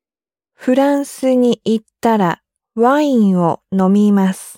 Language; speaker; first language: Japanese; non-native, learner; English